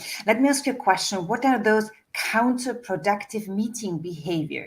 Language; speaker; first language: English; non-native, fluent; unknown